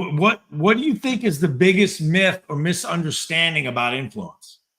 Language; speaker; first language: English; native; English